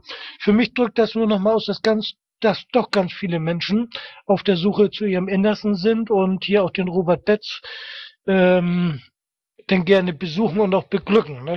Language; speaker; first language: German; native; German